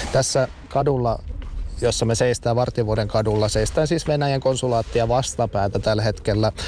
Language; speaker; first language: Finnish; native; Finnish